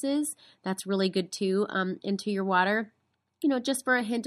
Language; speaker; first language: English; native; English